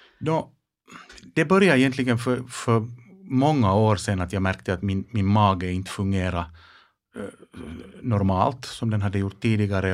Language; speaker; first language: Swedish; non-native, local second language; Finnish